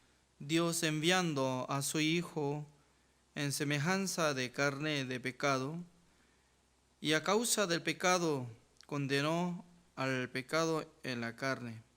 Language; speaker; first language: Spanish; non-native, fluent; Korean